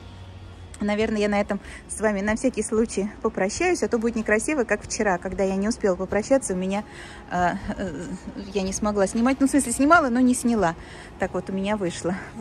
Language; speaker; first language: Russian; native; Russian